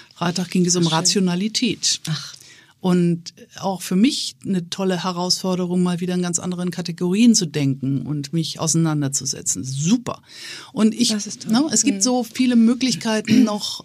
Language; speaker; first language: German; native; German